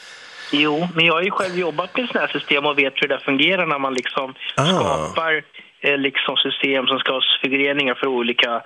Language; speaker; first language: Swedish; native; Swedish